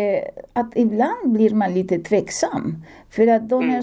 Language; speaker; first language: Swedish; non-native, fluent; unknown